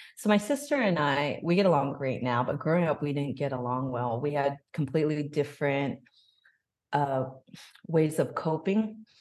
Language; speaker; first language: English; native; English